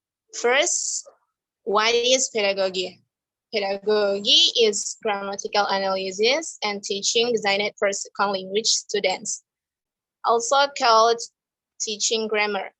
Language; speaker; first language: English; non-native, learner; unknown